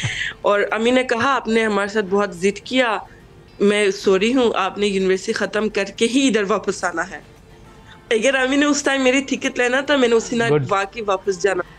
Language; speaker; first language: Hindi; non-native, fluent; Turkish